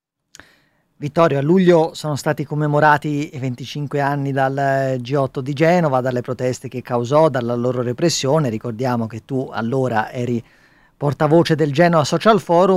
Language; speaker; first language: Italian; native; Italian